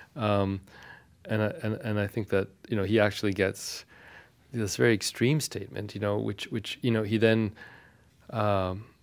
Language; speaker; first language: English; non-native, fluent; Armenian